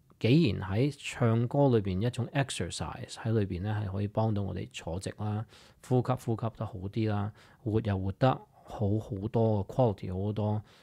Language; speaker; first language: Cantonese; early bilingual, heritage; English